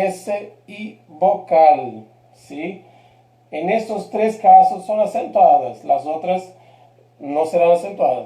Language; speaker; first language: Spanish; non-native, fluent; Portuguese